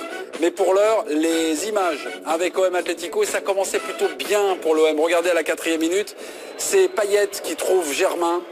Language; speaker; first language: French; native; French